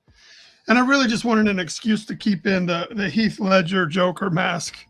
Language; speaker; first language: English; native; English